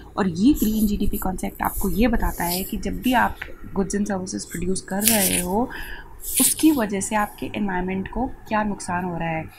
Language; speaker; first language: Hindi; native; Hindi